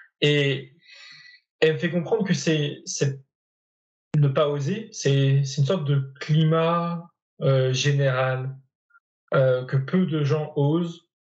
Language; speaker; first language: French; native; French